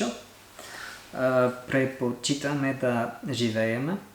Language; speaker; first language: Bulgarian; non-native, learner; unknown